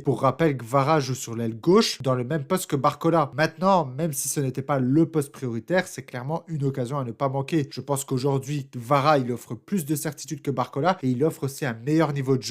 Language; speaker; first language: French; native; French